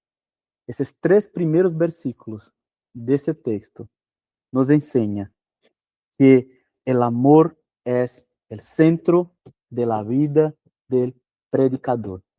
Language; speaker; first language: Spanish; non-native, fluent; Portuguese